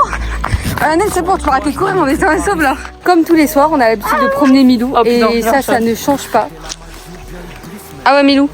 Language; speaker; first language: French; native; French